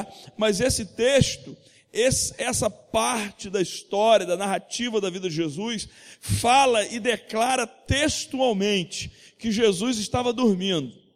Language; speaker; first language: Portuguese; native; Portuguese